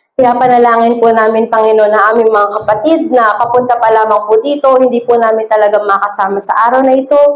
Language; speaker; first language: Filipino; native; Filipino